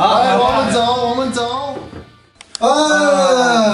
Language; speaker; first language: Chinese; non-native, learner; English